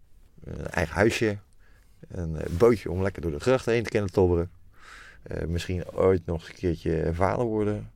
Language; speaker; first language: Dutch; native; Dutch